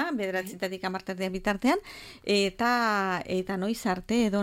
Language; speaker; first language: Basque; native; Basque